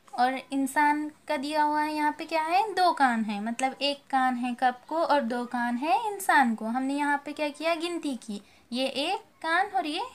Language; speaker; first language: Hindi; native; Hindi